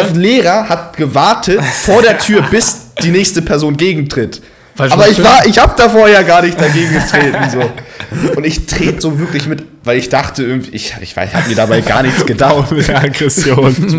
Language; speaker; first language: German; native; German